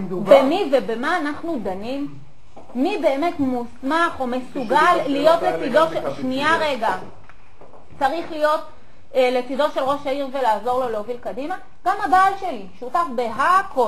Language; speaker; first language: Hebrew; native; Hebrew